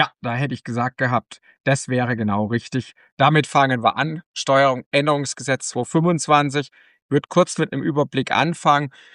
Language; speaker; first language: German; native; German